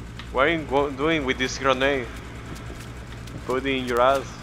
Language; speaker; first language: English; non-native, learner; Spanish